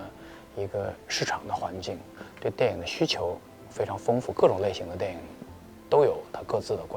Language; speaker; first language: Chinese; native; Chinese